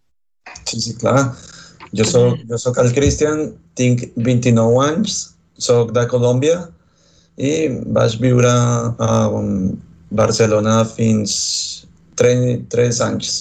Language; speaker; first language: Catalan; non-native, learner; Spanish